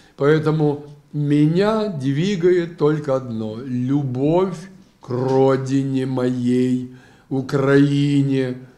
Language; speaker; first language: Russian; native; Russian